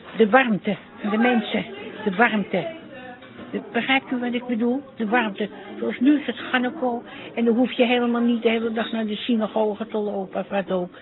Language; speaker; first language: Dutch; native; Dutch